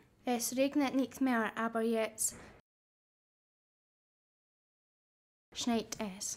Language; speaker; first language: German; non-native, learner; English